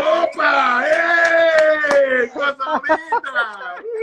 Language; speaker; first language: Portuguese; native; Portuguese